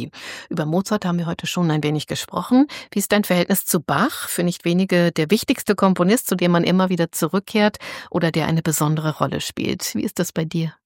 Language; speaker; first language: German; native; German